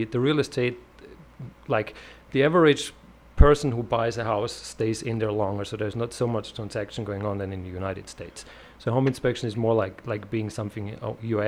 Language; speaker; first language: English; non-native, fluent; German